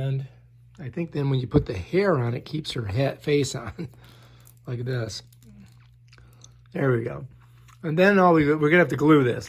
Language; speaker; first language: English; native; English